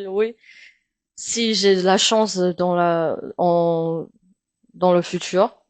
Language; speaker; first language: French; non-native, fluent; Min Nan Chinese